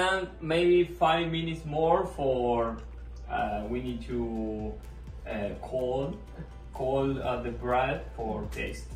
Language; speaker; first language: English; non-native, learner; Spanish